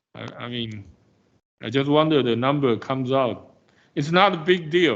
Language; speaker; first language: English; non-native, fluent; Chinese